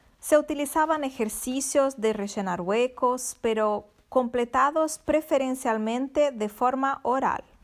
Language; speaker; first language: Spanish; non-native, fluent; Portuguese